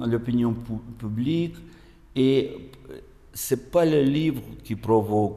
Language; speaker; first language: French; non-native, fluent; Russian